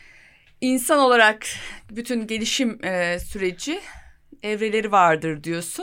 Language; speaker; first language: Turkish; native; Turkish